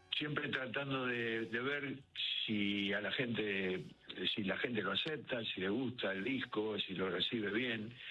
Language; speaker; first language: Spanish; native; Spanish